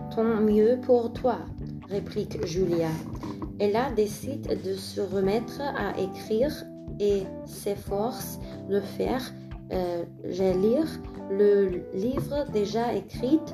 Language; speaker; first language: French; non-native, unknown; German